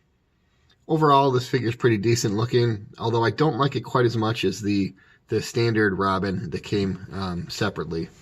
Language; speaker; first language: English; native; English